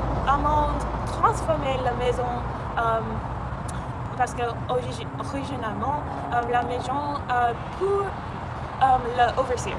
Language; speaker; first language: French; non-native, learner; English